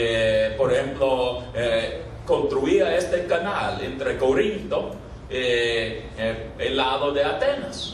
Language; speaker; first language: Spanish; non-native, fluent; English